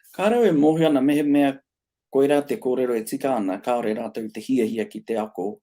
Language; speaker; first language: Māori; non-native, local second language; English